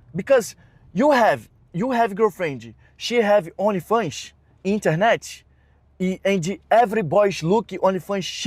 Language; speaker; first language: English; non-native, learner; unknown